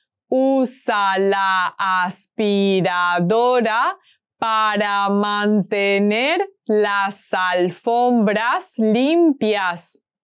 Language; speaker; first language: Spanish; native; Spanish